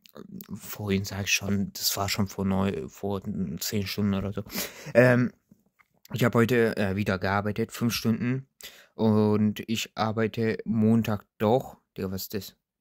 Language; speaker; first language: German; early bilingual, other home language; Turkish